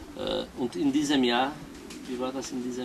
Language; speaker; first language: German; non-native, fluent; Polish